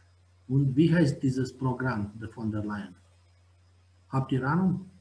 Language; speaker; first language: German; non-native, fluent; Romanian